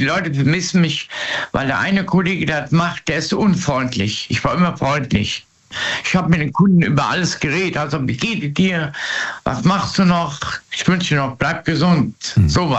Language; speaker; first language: German; native; German